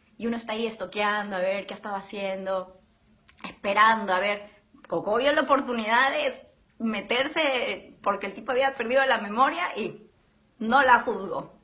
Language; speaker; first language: Spanish; native; Spanish